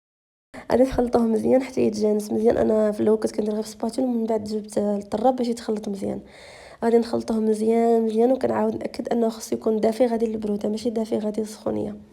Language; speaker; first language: Arabic; native; Arabic